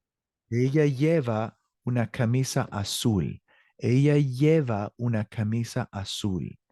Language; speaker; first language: Spanish; non-native, learner; English